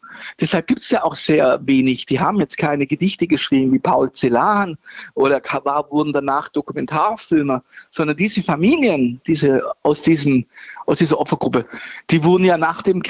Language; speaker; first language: German; native; German